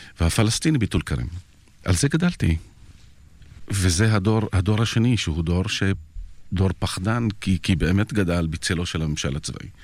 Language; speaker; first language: Hebrew; non-native, local second language; Arabic